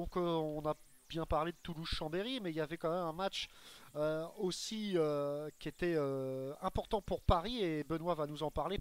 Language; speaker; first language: French; native; French